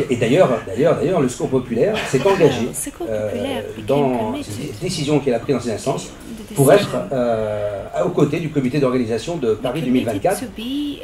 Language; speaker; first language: French; native; French